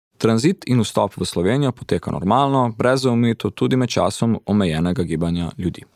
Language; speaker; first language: Slovenian; early bilingual, heritage; Slovenian